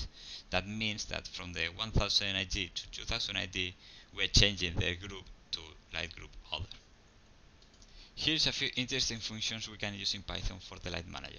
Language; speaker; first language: English; non-native, fluent; Spanish